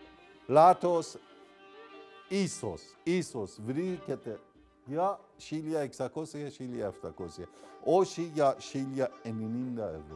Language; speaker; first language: Greek; non-native, learner; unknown